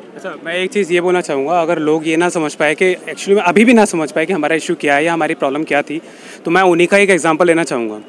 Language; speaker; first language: Hindi; native; Hindi